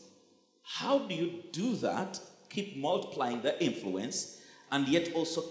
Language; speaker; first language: English; non-native, local second language; Ganda